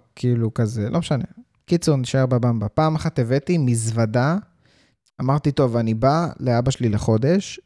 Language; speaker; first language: Hebrew; early bilingual, heritage; Hebrew